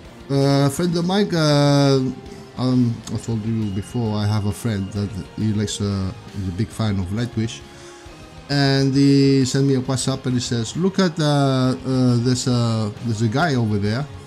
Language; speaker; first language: English; non-native, fluent; Spanish